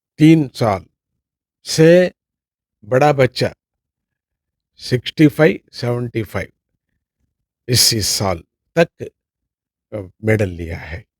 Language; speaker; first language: Hindi; non-native, local second language; Kannada